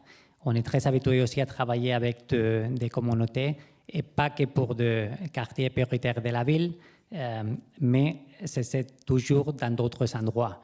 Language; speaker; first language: French; non-native, fluent; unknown